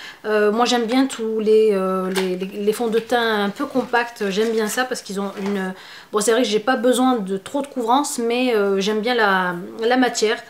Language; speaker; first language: French; native; French